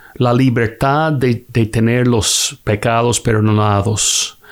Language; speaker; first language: Spanish; non-native, fluent; English